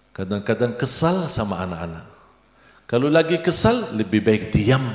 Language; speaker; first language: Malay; non-native, fluent; Arabic